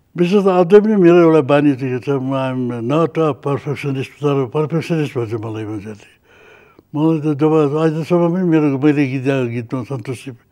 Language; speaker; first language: Nepali; native; Nepali